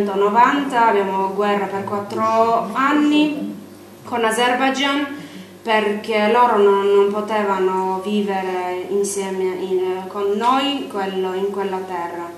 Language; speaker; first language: Italian; non-native, learner; Armenian